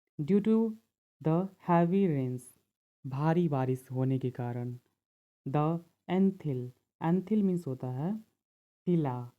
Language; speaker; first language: Hindi; native; Hindi